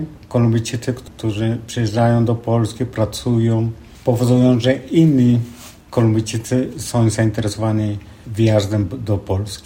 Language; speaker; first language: Polish; non-native, fluent; Spanish